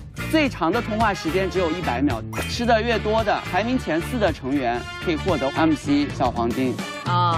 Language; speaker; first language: Chinese; native; Chinese